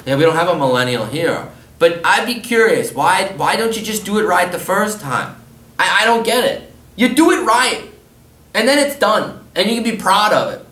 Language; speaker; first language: English; early bilingual, other home language; German